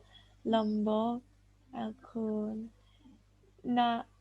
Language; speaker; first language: Indonesian; non-native, learner; Thai